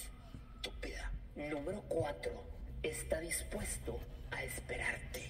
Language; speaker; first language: Spanish; native; Spanish